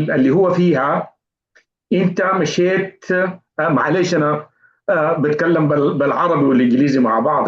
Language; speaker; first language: Arabic; native; Arabic